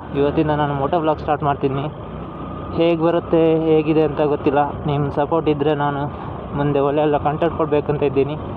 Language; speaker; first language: Kannada; non-native, local second language; Tulu